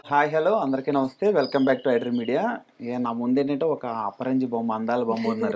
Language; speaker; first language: Telugu; native; Telugu